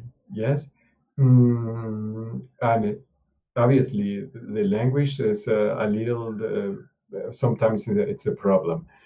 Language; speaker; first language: English; non-native, learner; Spanish